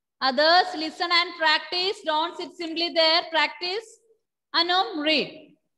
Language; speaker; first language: English; non-native, local second language; Malayalam